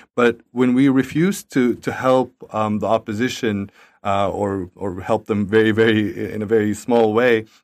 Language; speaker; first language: English; early bilingual, other home language; Arabic